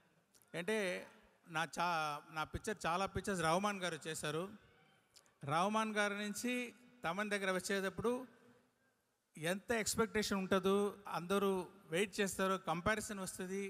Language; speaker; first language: Telugu; non-native, local second language; Tamil